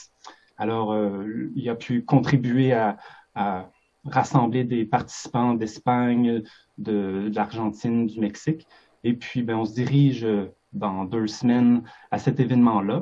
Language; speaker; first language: French; native; French